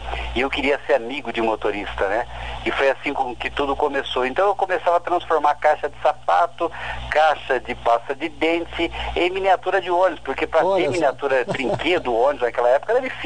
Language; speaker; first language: Portuguese; native; Portuguese